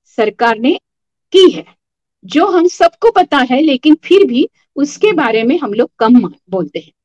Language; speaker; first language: Hindi; non-native, local second language; Marathi